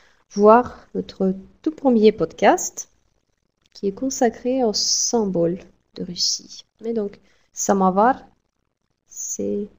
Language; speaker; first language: French; non-native, fluent; Russian